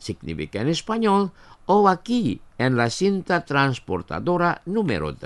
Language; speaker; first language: Spanish; non-native, fluent; Indonesian